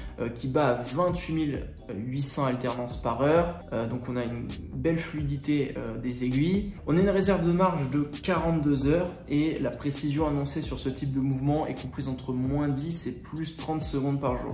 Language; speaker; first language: French; native; French